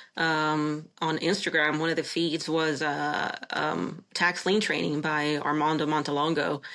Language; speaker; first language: English; non-native, fluent; Spanish